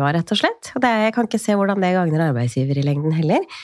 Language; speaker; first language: Norwegian; native; Norwegian